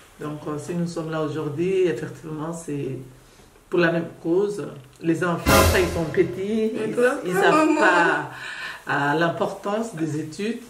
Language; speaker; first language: French; non-native, fluent; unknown